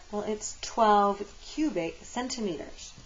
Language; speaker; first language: English; native; English